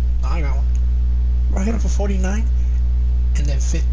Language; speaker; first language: English; early bilingual, other home language; Spanish